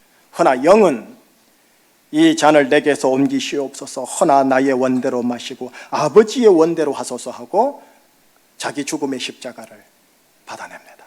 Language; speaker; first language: Korean; native; Korean